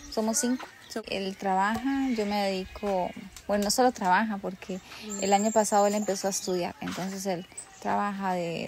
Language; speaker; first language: Spanish; native; Spanish